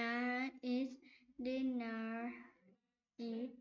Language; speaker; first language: English; non-native, learner; Vietnamese